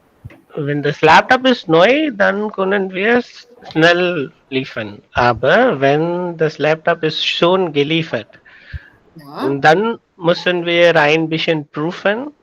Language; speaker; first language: German; non-native, learner; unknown